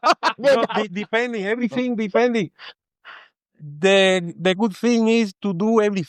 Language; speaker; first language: English; non-native, fluent; Spanish